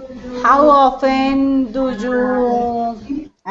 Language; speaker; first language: English; non-native, learner; Spanish